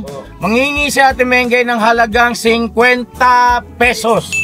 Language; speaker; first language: Filipino; native; Filipino